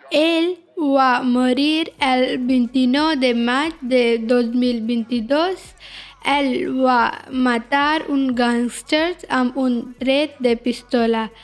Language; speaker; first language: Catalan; non-native, learner; Punjabi